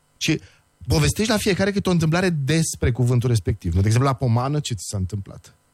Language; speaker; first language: Romanian; native; Romanian